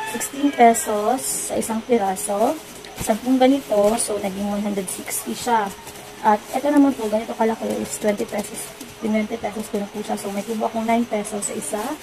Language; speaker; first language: Filipino; non-native, local second language; Cebuano